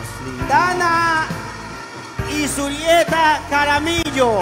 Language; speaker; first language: Spanish; native; Spanish